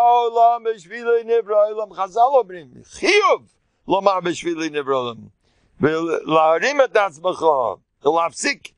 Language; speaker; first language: Hebrew; non-native, fluent; English